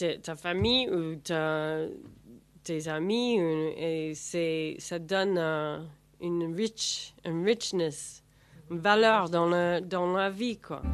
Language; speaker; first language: French; non-native, learner; English